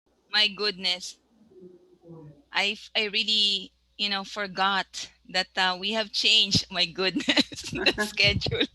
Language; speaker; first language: English; non-native, fluent; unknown